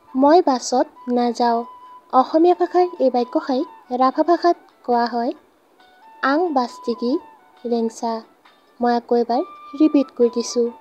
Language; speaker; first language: Assamese; non-native, local second language; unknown